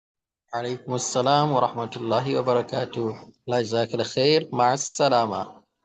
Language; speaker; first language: Arabic; non-native, learner; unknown